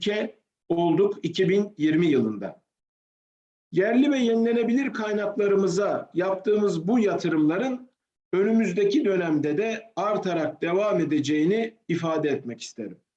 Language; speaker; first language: Turkish; native; Turkish